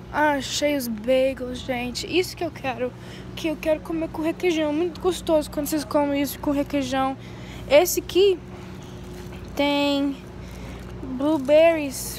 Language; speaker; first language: Portuguese; early bilingual, heritage; Portuguese